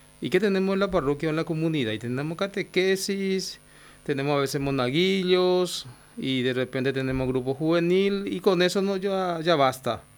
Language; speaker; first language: Spanish; native; Spanish